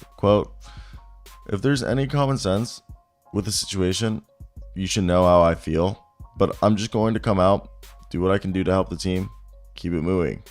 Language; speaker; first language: English; native; English